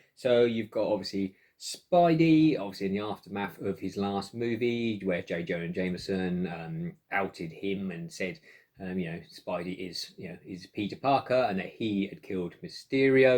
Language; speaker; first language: English; native; English